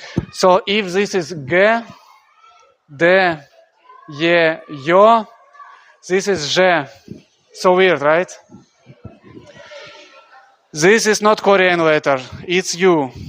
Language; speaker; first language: English; non-native, fluent; Russian